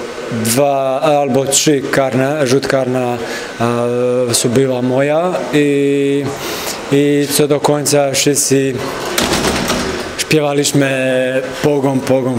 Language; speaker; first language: Polish; non-native, learner; Croatian